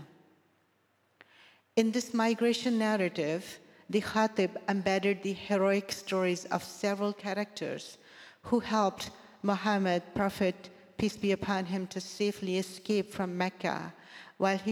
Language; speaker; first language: English; non-native, local second language; Punjabi